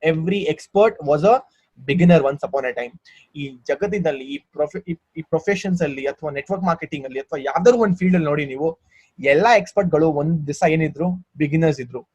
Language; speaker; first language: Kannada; non-native, local second language; Hindi